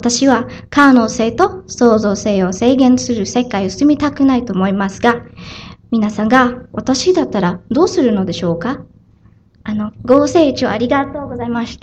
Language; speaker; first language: Japanese; non-native, learner; Filipino